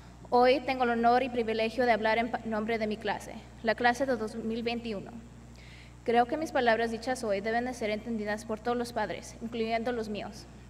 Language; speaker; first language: Spanish; early bilingual, other home language; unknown